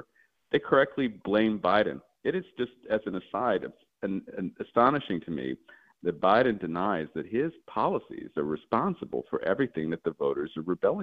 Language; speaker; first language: English; native; English